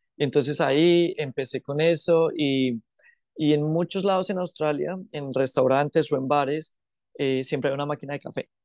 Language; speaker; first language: Spanish; native; Spanish